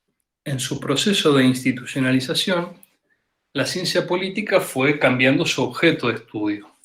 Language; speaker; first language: Spanish; native; Spanish